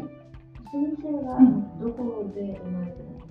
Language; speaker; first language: Japanese; non-native, learner; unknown